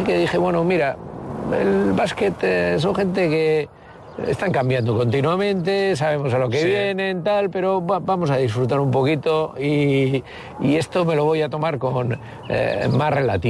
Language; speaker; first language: Spanish; native; Spanish